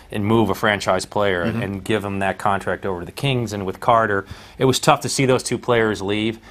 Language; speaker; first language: English; native; English